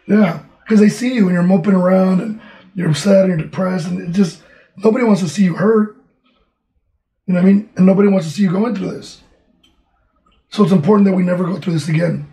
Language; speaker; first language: English; early bilingual, other home language; Spanish